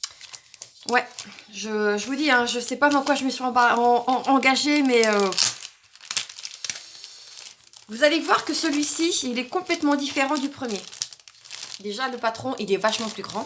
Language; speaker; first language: French; native; French